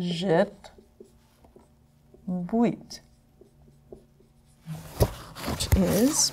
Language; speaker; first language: Russian; non-native, fluent; English